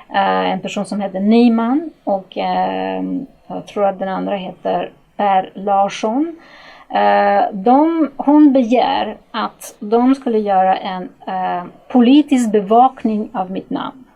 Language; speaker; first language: Swedish; non-native, fluent; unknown